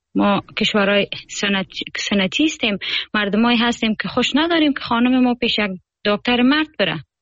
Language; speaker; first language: Persian; native; Persian